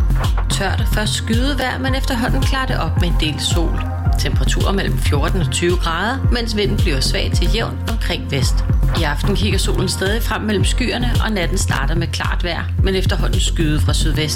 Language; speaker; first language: Danish; native; Danish